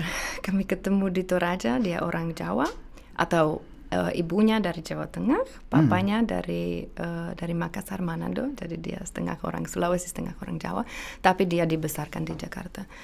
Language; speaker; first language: Indonesian; non-native, fluent; Czech